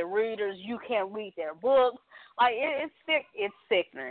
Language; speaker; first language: English; native; English